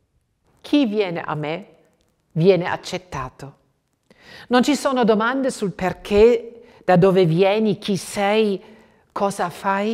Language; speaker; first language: Italian; non-native, fluent; German